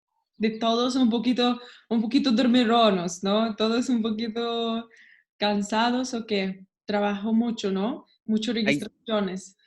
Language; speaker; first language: Spanish; non-native, learner; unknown